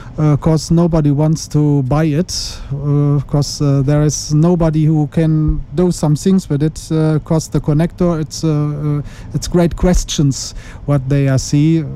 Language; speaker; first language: English; non-native, learner; German